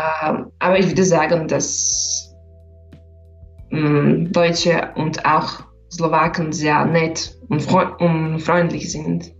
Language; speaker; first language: German; non-native, learner; Slovak